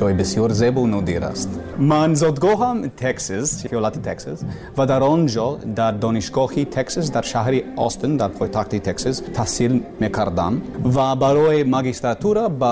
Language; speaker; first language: Persian; non-native, learner; English